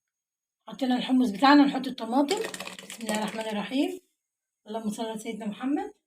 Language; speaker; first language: Arabic; native; Arabic